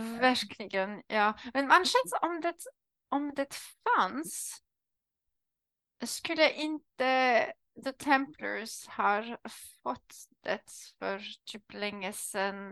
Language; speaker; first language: Swedish; non-native, learner; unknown